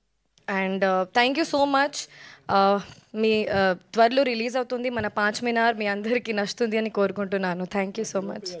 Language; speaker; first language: Telugu; non-native, learner; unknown